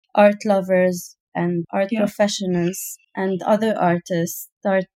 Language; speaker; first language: English; non-native, fluent; Arabic